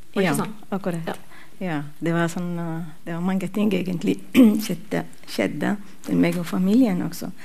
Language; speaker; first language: Norwegian; non-native, fluent; Arabic